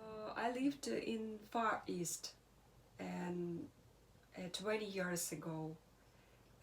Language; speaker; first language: English; non-native, learner; Russian